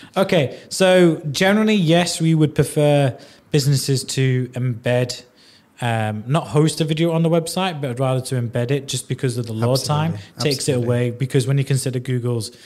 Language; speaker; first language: English; native; English